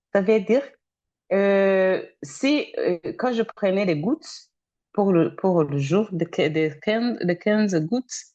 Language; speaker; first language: French; non-native, fluent; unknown